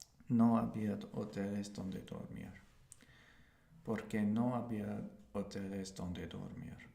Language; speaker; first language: Spanish; non-native, learner; English